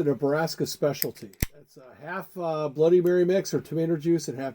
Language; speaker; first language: English; native; English